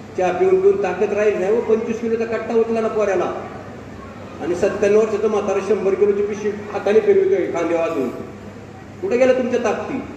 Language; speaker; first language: Marathi; native; Marathi